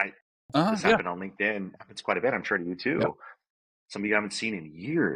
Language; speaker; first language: English; native; English